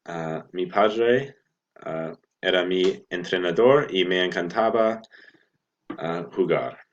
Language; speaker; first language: Spanish; non-native, learner; English